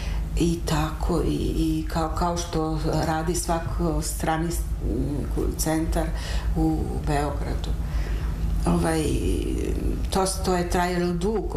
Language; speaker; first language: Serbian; non-native, fluent; Italian